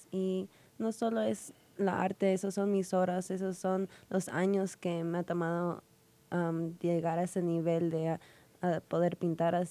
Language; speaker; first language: Spanish; early bilingual, heritage; Spanish